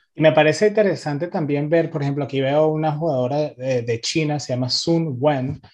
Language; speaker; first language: Spanish; early bilingual, heritage; Spanish